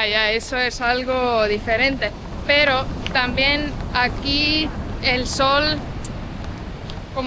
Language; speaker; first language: Spanish; non-native, fluent; Estonian